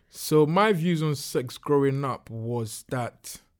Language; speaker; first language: English; non-native, local second language; Akan